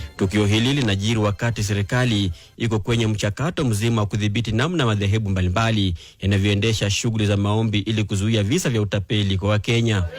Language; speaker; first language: Swahili; non-native, local second language; Luyia